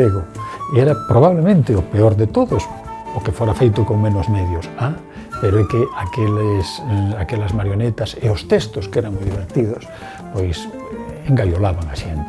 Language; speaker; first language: Galician; native; Galician